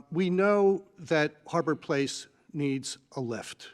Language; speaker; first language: English; native; English